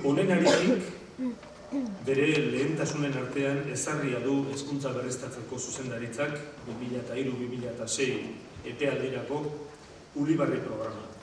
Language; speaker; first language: Basque; native; Basque